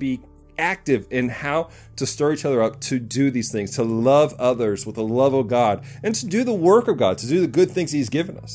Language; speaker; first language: English; native; English